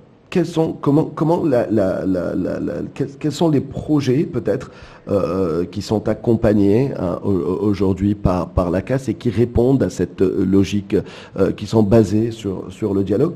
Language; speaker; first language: French; non-native, local second language; Arabic